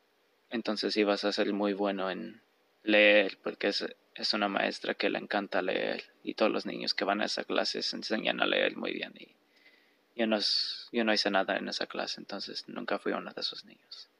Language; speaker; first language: Spanish; early bilingual, heritage; Spanish